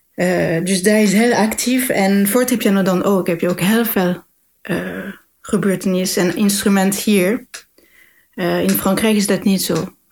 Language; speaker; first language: Dutch; non-native, fluent; French